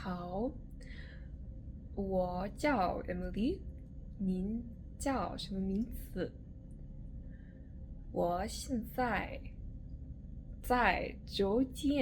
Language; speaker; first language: Chinese; non-native, learner; English